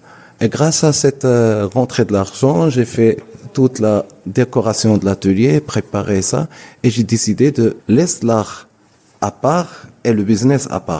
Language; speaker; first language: French; non-native, local second language; Arabic